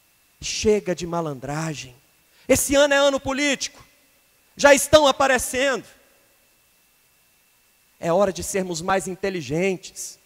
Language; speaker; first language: Portuguese; native; Portuguese